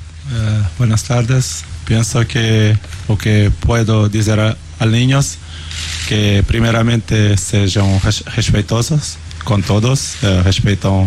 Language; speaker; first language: Spanish; non-native, learner; Portuguese